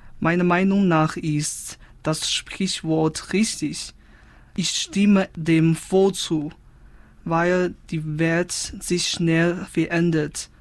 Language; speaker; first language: German; non-native, fluent; Chinese